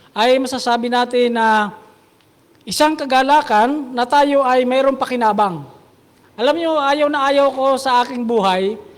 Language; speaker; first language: Filipino; native; Filipino